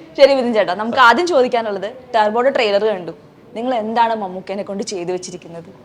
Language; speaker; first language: Malayalam; native; Malayalam